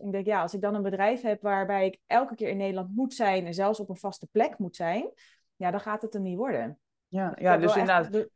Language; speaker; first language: Dutch; native; Dutch